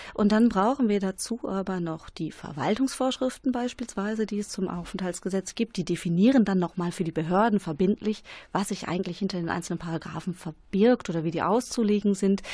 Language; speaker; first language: German; native; German